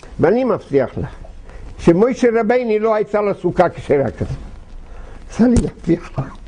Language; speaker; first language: Hebrew; non-native, fluent; Yiddish